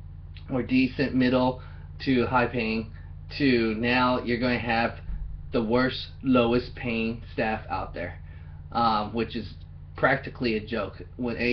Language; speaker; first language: English; native; English